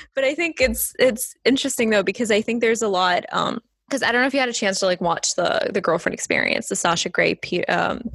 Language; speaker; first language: English; non-native, fluent; Estonian